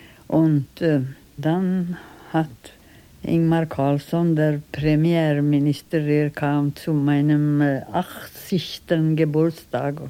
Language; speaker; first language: German; non-native, fluent; Swedish